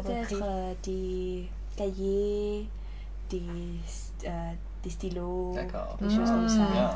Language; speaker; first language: French; non-native, learner; Lao